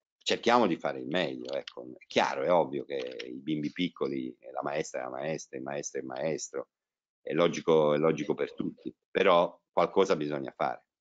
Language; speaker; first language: Italian; native; Italian